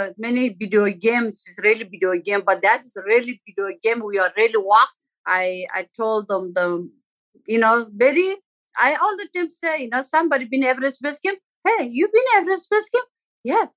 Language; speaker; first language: English; non-native, local second language; Sherpa